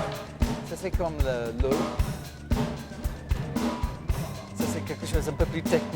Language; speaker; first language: French; non-native, fluent; English